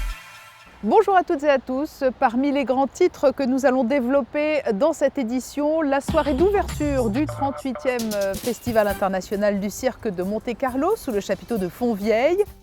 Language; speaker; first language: French; native; French